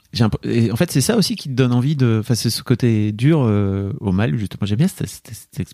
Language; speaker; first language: French; native; French